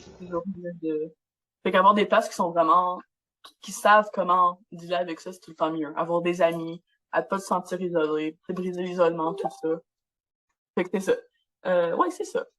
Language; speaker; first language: French; non-native, local second language; English